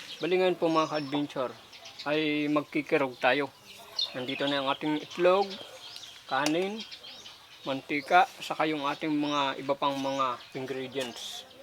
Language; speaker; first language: Filipino; native; Filipino